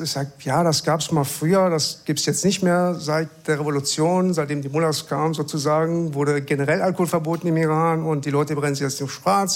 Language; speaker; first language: German; early bilingual, other home language; Persian